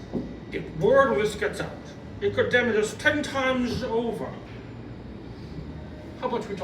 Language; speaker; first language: English; native; English